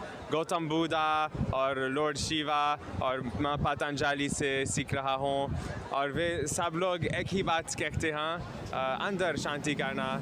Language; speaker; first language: Hindi; non-native, learner; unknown